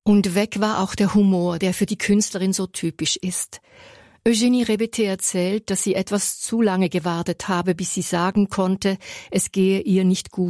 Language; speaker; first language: German; native; German